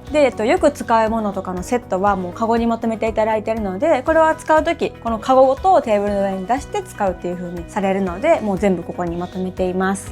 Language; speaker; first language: Japanese; native; Japanese